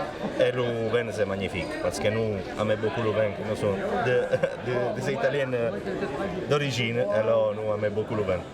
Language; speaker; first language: French; non-native, learner; Italian